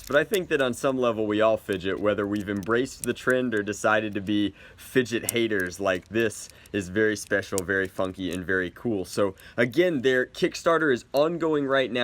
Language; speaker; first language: English; native; English